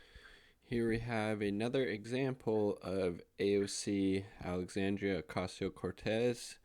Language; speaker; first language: English; native; English